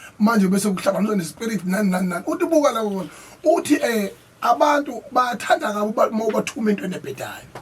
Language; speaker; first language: Zulu; native; Zulu